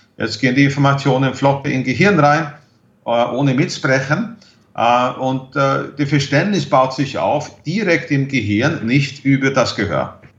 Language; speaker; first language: German; non-native, fluent; Swedish